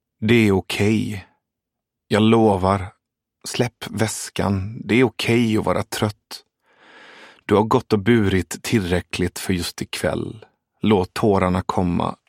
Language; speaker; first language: Swedish; early bilingual, other home language; Persian